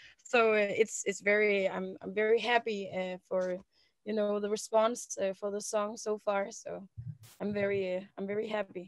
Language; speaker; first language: English; non-native, learner; Danish